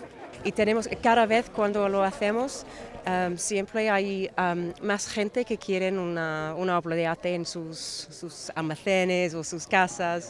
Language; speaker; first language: Spanish; non-native, fluent; English